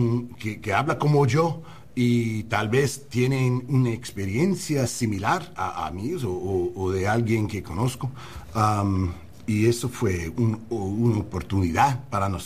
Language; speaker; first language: Spanish; non-native, learner; English